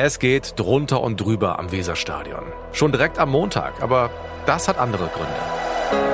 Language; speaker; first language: German; native; German